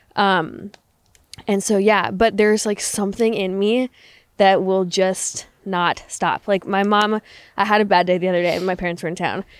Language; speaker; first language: English; native; English